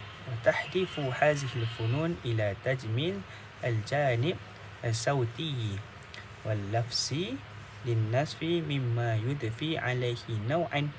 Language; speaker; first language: Arabic; non-native, local second language; Malay